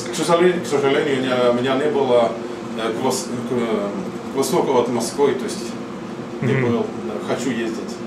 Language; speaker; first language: Russian; non-native, fluent; Swedish